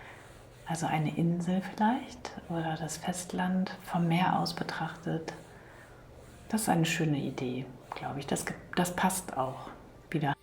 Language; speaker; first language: German; native; German